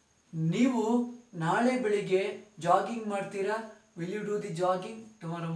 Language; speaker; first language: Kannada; non-native, local second language; Telugu